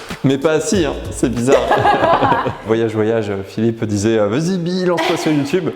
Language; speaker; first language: French; native; French